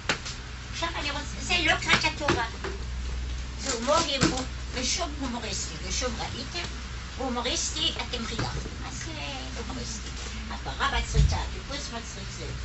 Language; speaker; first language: Hebrew; non-native, fluent; German